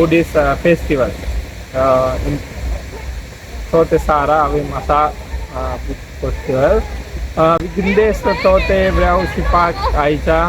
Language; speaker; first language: Romanian; non-native, learner; Sinhala